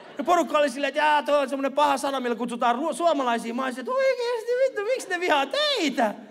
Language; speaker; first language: Finnish; early bilingual, other home language; Persian